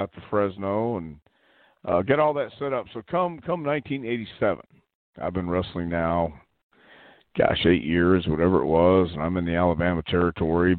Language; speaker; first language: English; native; English